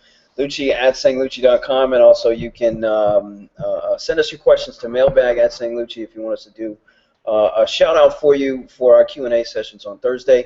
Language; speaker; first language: English; native; English